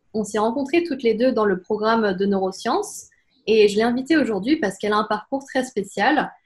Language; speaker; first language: French; native; French